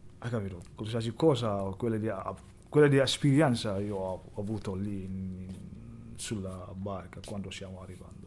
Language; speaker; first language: Italian; non-native, learner; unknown